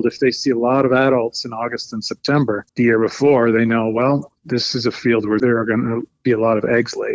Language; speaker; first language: English; native; English